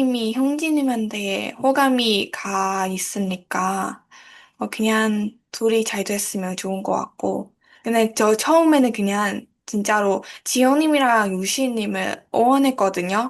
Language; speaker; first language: Korean; non-native, learner; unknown